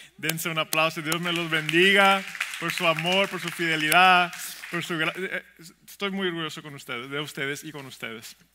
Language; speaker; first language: Spanish; early bilingual, heritage; Spanish